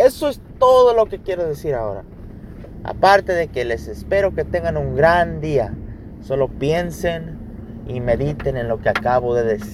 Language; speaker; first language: Spanish; early bilingual, heritage; Spanish